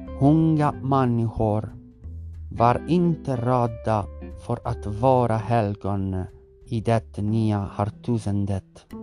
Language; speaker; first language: Swedish; non-native, learner; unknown